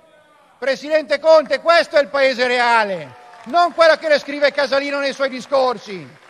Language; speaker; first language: Italian; native; Italian